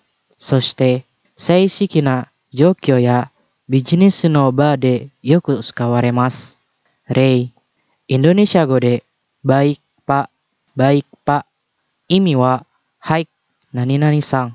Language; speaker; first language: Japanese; non-native, fluent; Indonesian